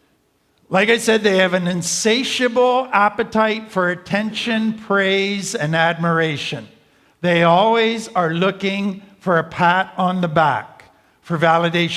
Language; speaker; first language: English; native; English